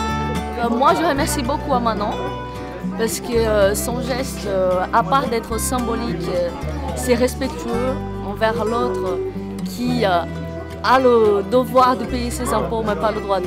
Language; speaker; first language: French; non-native, fluent; Portuguese